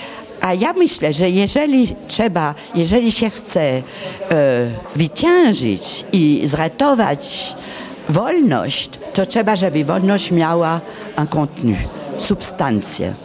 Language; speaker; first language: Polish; early bilingual, heritage; Polish